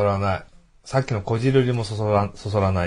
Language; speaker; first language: Japanese; native; Japanese